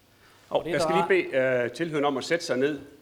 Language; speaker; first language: Danish; native; Danish